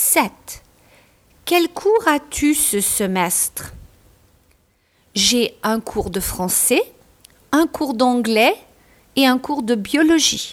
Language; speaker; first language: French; non-native, fluent; English